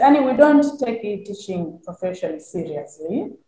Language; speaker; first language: English; non-native, local second language; Swahili